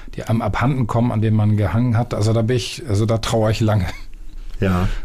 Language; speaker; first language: German; native; German